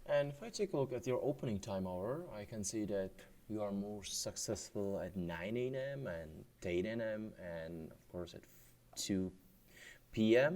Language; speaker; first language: English; non-native, fluent; Czech